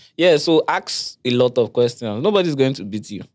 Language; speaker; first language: English; non-native, local second language; Yoruba